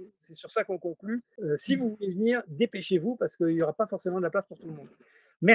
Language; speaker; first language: French; native; French